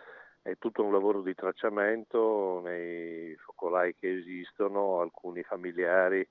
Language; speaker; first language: Italian; native; Italian